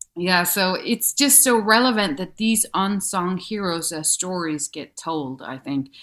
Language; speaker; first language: English; non-native, fluent; Danish